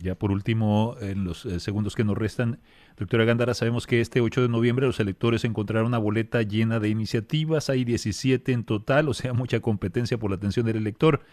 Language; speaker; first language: Spanish; native; Spanish